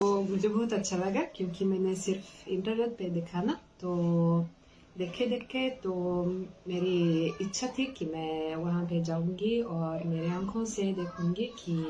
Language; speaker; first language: Hindi; non-native, fluent; Italian